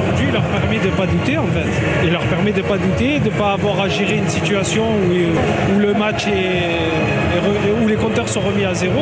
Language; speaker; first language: French; native; French